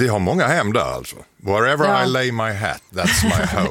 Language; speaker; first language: Swedish; native; Swedish